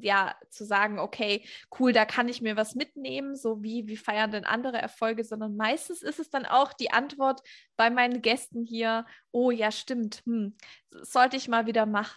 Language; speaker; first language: German; native; German